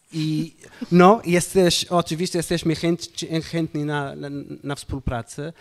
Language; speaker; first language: Polish; non-native, fluent; Portuguese